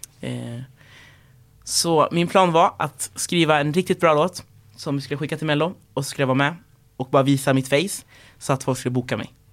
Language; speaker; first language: Swedish; early bilingual, other home language; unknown